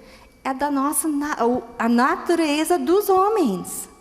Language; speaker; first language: Portuguese; non-native, fluent; English